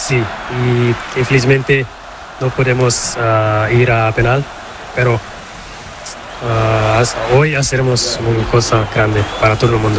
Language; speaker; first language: Spanish; non-native, learner; Portuguese